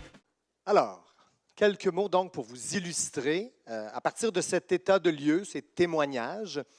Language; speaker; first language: French; native; French